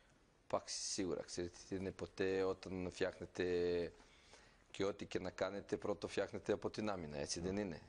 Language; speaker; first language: Greek; non-native, fluent; Serbian